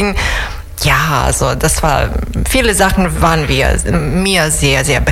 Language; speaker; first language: German; non-native, fluent; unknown